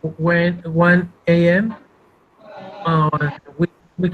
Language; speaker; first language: English; non-native, learner; Spanish